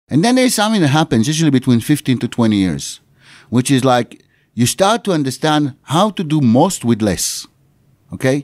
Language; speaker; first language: English; non-native, fluent; Hebrew